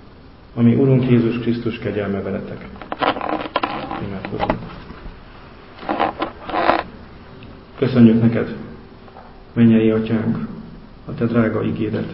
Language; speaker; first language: Hungarian; native; Hungarian